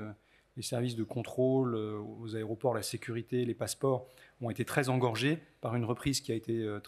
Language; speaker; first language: French; native; French